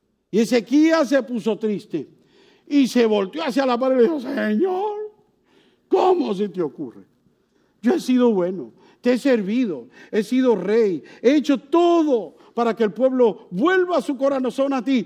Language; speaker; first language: Spanish; native; Spanish